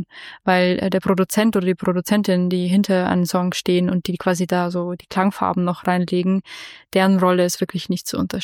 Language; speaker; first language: German; native; German